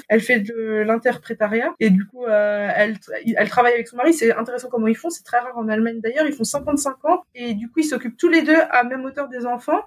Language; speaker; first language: French; native; French